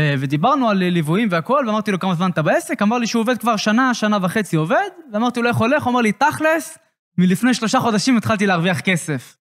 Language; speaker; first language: Hebrew; native; Hebrew